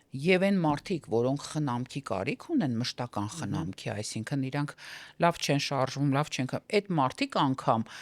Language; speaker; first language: Armenian; native; Armenian